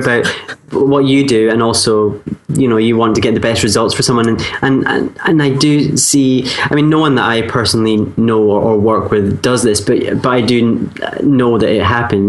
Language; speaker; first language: English; native; English